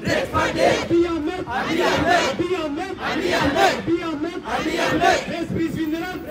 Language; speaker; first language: Norwegian; non-native, learner; Oromo